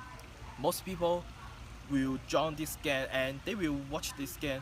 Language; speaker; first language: English; non-native, learner; Chinese